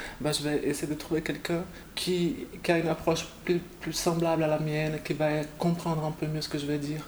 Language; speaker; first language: French; non-native, fluent; Portuguese